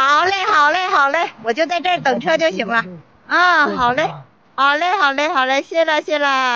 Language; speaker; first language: Chinese; native; Chinese